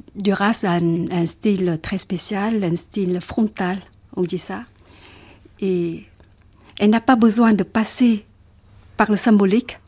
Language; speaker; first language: French; non-native, fluent; Vietnamese